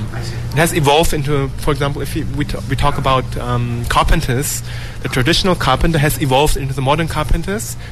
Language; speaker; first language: English; non-native, fluent; German